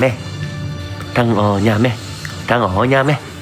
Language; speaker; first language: Vietnamese; non-native, learner; Korean